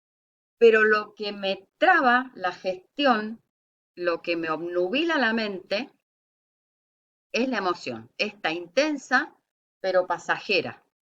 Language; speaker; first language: Spanish; native; Spanish